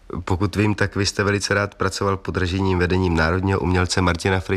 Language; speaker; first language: Czech; native; Czech